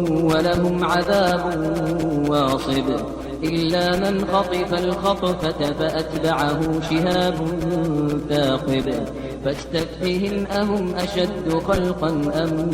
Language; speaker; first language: Arabic; native; Arabic